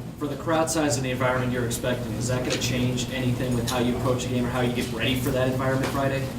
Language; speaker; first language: English; native; English